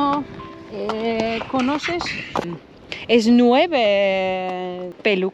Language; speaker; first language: Spanish; non-native, learner; Turkish